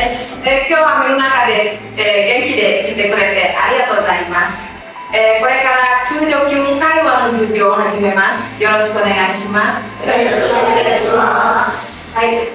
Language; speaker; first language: Japanese; non-native, fluent; Indonesian